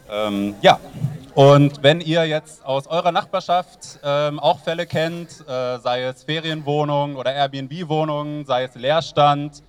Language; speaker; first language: German; native; German